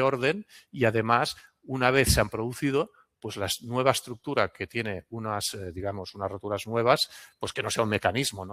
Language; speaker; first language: Spanish; non-native, local second language; Catalan